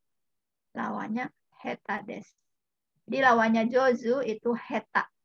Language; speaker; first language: Indonesian; native; Indonesian